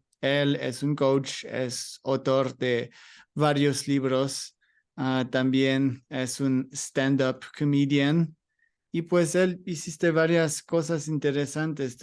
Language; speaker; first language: Spanish; non-native, learner; English